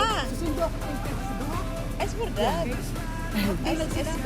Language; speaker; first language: Spanish; non-native, fluent; Filipino